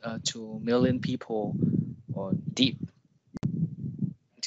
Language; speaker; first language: English; non-native, learner; Vietnamese